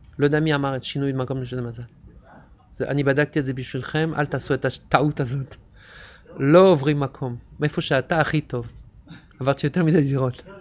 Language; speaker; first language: Hebrew; non-native, fluent; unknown